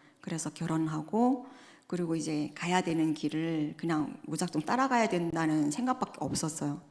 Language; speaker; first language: Korean; native; Korean